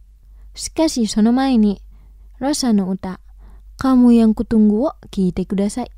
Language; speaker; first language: Japanese; non-native, fluent; Indonesian